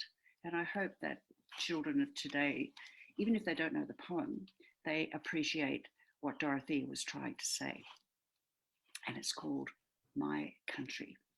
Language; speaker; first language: English; native; English